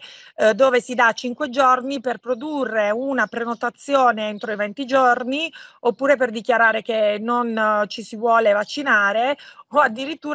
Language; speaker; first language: Italian; native; Italian